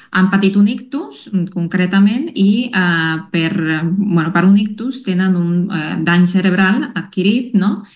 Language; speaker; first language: Catalan; non-native, fluent; Spanish